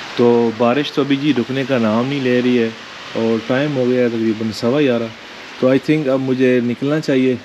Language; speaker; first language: Urdu; native; Urdu